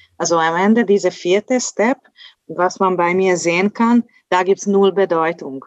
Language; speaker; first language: German; non-native, fluent; Hungarian